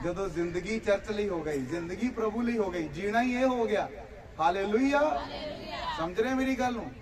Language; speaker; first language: Hindi; non-native, local second language; Punjabi